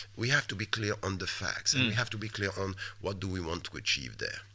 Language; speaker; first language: English; non-native, fluent; French